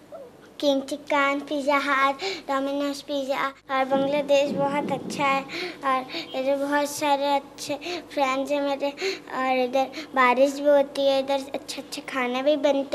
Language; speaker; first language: Hindi; early bilingual, heritage; Urdu